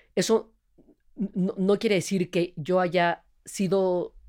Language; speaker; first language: Spanish; native; Spanish